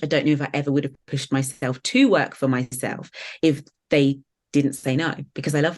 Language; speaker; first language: English; native; English